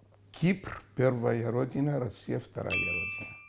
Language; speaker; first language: Russian; non-native, fluent; Greek